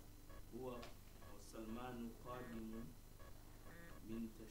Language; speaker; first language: Arabic; non-native, learner; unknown